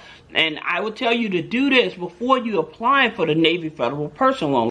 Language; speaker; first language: English; native; English